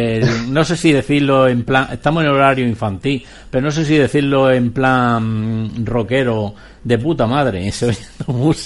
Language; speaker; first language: Spanish; native; Spanish